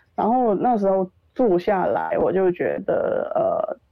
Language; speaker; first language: Chinese; non-native, local second language; Cantonese